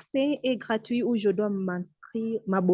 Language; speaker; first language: French; non-native, fluent; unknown